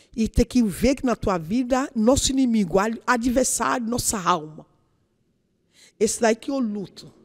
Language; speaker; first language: Portuguese; non-native, learner; Yoruba